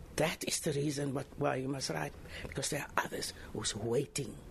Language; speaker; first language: English; non-native, local second language; Afrikaans